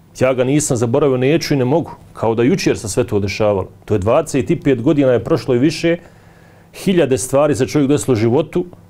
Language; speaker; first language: Bosnian; native; Bosnian